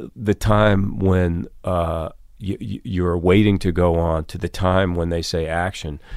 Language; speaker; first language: English; native; English